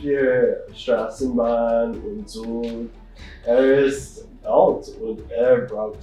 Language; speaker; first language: German; non-native, learner; English